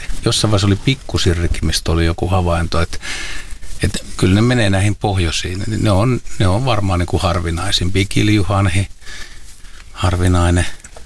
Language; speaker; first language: Finnish; native; Finnish